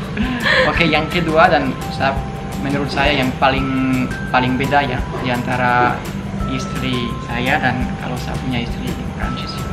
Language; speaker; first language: Indonesian; non-native, fluent; French